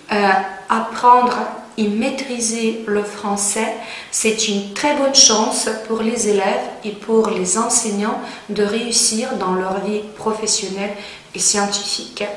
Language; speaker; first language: French; non-native, fluent; Russian